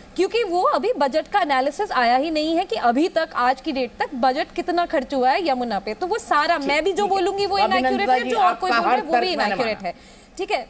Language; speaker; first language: Hindi; native; Hindi